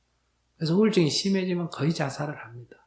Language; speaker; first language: Korean; native; Korean